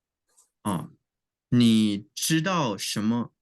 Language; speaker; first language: Chinese; non-native, learner; English